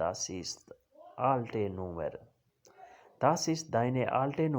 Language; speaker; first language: German; non-native, learner; Urdu